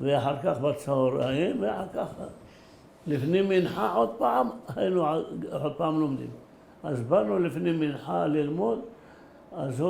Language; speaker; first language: Hebrew; early bilingual, other home language; Arabic